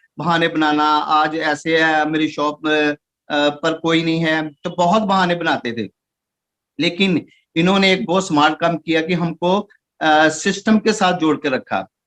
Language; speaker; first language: Hindi; non-native, local second language; Punjabi